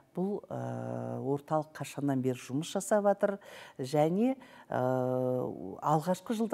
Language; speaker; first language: Kazakh; native; Kazakh